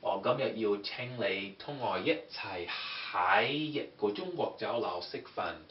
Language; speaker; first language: Cantonese; non-native, learner; English